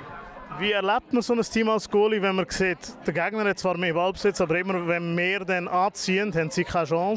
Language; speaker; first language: German; native; German